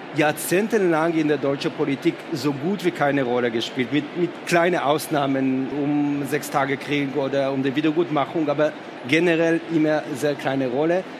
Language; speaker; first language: German; non-native, fluent; Hebrew